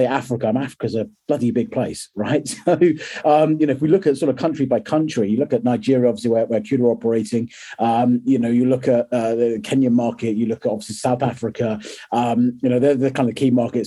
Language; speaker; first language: English; native; English